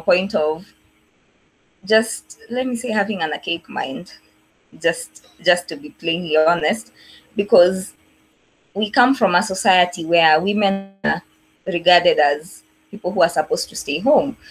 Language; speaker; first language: English; non-native, local second language; Swahili